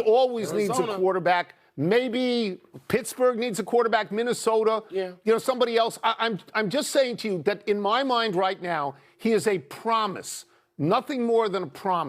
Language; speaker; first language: English; native; English